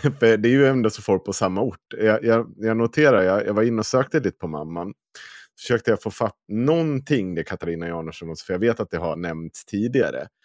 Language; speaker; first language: Swedish; native; Swedish